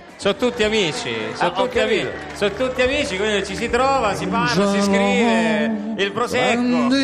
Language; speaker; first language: Italian; non-native, fluent; Albanian